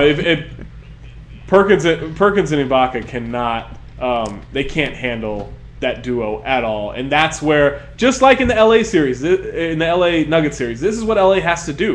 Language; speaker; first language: English; native; English